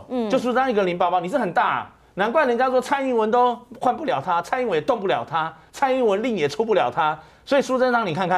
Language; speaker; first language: Chinese; native; Chinese